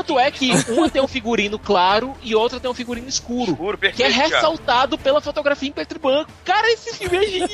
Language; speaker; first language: Portuguese; native; Portuguese